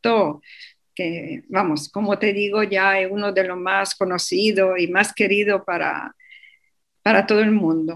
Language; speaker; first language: Spanish; non-native, fluent; Italian